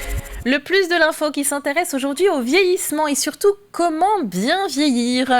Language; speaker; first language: French; native; French